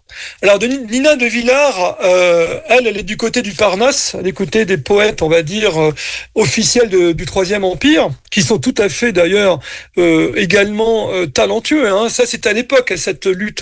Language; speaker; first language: French; native; French